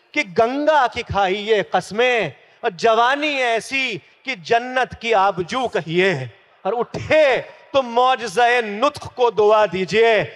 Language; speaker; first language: Hindi; native; Hindi